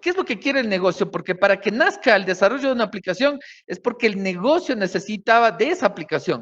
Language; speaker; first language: Spanish; native; Spanish